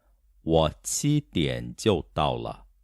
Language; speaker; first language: Chinese; non-native, fluent; Portuguese